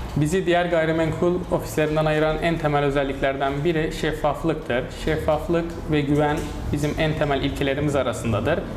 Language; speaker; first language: Turkish; native; Turkish